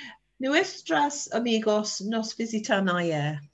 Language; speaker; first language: Spanish; non-native, learner; English